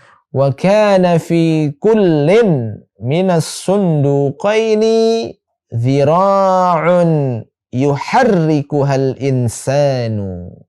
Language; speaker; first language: Arabic; non-native, fluent; Indonesian